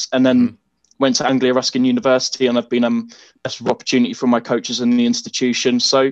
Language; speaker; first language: English; native; English